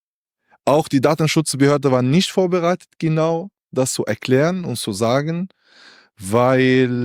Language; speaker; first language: German; non-native, learner; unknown